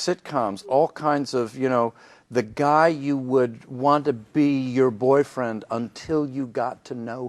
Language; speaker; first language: English; native; English